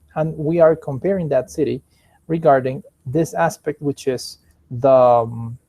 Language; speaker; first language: English; non-native, fluent; Spanish